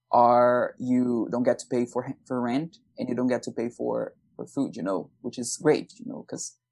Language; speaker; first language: English; non-native, fluent; Portuguese